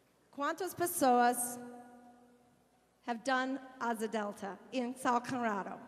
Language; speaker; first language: Portuguese; non-native, learner; English